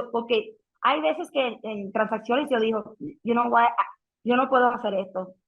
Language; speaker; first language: Spanish; early bilingual, heritage; Spanish